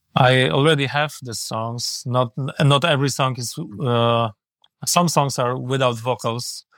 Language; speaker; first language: English; non-native, learner; Polish